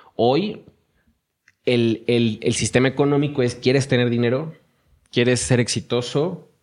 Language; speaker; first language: Spanish; native; Spanish